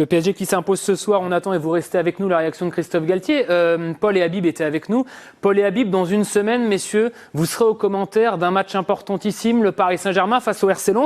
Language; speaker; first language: French; native; French